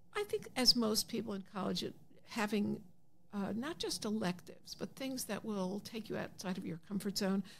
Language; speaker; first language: English; native; English